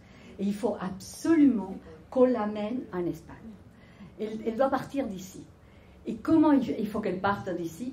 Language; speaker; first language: French; non-native, fluent; Spanish